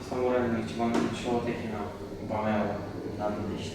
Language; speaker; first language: Japanese; non-native, learner; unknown